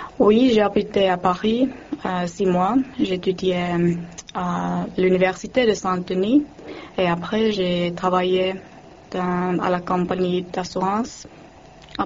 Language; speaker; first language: French; non-native, learner; Finnish